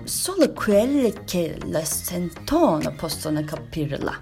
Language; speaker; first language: Italian; non-native, learner; Turkish